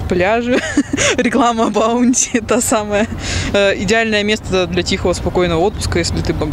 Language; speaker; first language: Russian; native; Russian